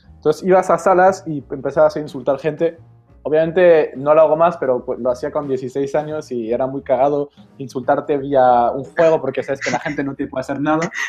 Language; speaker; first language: Spanish; non-native, fluent; French